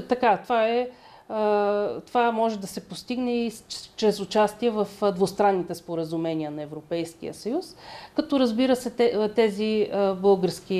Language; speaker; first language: Bulgarian; native; Bulgarian